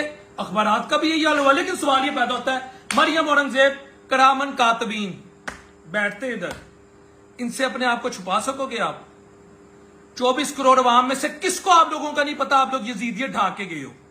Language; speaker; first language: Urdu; non-native, local second language; Punjabi